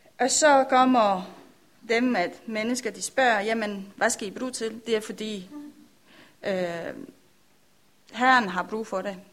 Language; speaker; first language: Danish; non-native, learner; Romanian